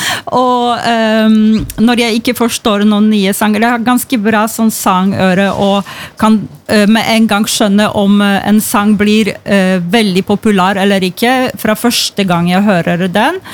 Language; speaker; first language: Norwegian; non-native, fluent; Polish